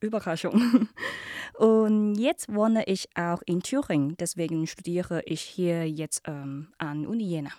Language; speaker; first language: German; non-native, fluent; Cantonese